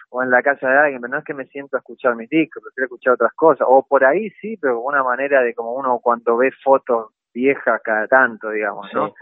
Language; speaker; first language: Spanish; native; Spanish